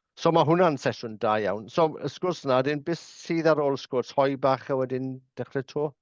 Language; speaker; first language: Welsh; native; Welsh